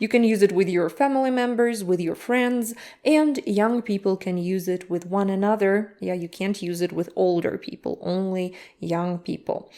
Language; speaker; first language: English; non-native, fluent; Russian